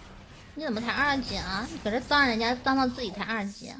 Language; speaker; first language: Chinese; native; Chinese